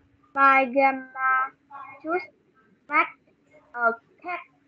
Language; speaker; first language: English; non-native, learner; Vietnamese